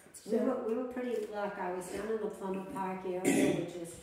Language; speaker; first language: English; native; English